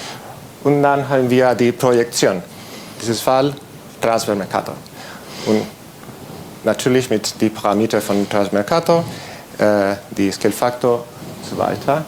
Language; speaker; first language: German; non-native, fluent; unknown